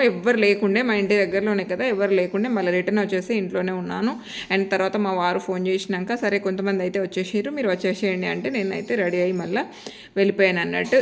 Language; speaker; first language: Telugu; non-native, local second language; Lambadi